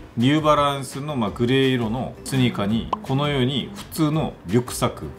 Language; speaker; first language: Japanese; non-native, fluent; Korean